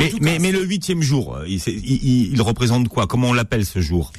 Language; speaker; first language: French; native; French